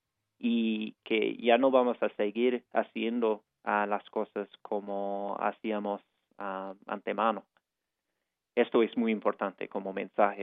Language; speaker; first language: Spanish; non-native, fluent; English